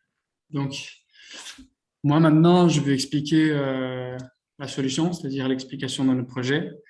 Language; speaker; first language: French; non-native, fluent; Spanish